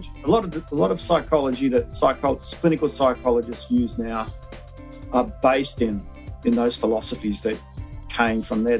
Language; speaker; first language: English; native; English